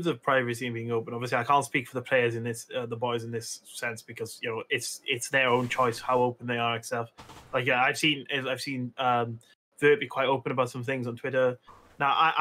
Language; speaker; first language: English; native; English